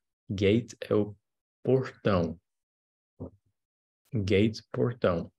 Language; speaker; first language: Portuguese; non-native, fluent; English